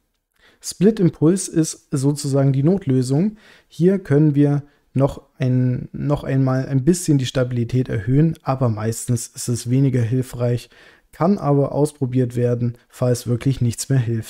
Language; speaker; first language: German; native; German